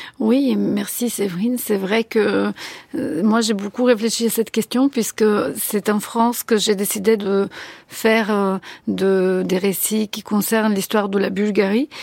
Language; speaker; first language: French; non-native, fluent; Bulgarian